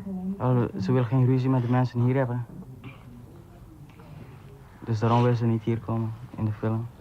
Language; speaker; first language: Dutch; early bilingual, other home language; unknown